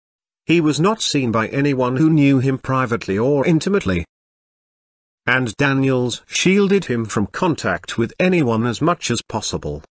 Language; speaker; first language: English; non-native, fluent; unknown